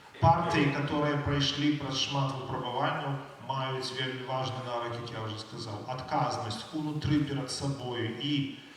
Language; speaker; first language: Belarusian; non-native, local second language; Russian